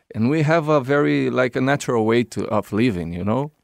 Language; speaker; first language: English; non-native, fluent; Portuguese